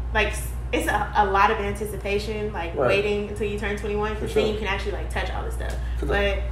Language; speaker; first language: English; native; English